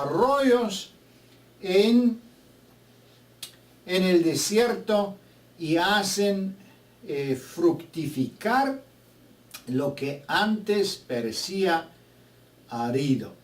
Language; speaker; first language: Spanish; non-native, fluent; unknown